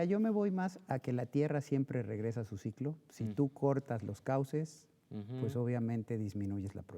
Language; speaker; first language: Spanish; native; Spanish